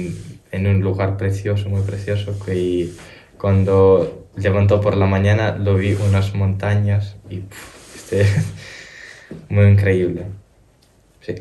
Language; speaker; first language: Spanish; early bilingual, other home language; Ukrainian